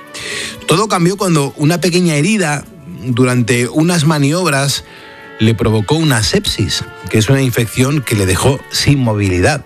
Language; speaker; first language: Spanish; native; Spanish